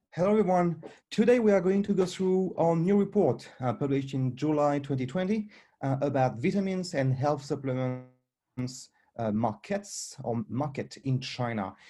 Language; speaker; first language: English; non-native, fluent; French